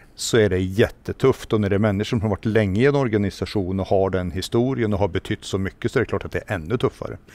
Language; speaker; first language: Swedish; native; Swedish